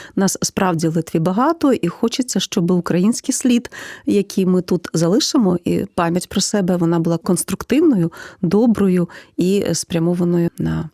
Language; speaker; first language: Ukrainian; native; Ukrainian